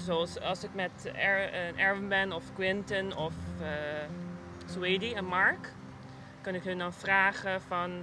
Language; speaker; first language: Dutch; non-native, local second language; Papiamento